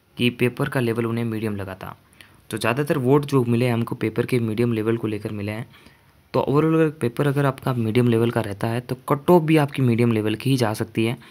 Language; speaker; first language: Hindi; native; Hindi